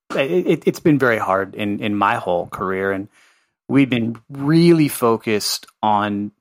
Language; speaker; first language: English; native; English